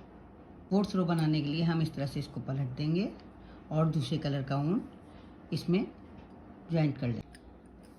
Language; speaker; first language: Hindi; native; Hindi